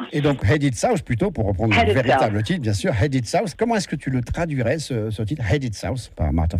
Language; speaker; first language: French; native; French